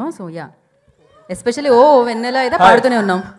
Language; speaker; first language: Telugu; native; Telugu